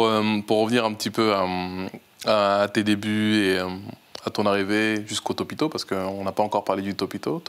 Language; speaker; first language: French; native; French